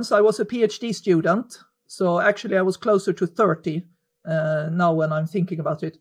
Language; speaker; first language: English; non-native, fluent; Swedish